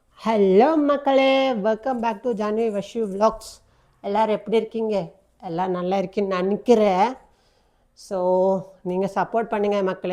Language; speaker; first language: Tamil; non-native, local second language; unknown